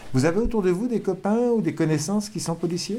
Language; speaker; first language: French; native; French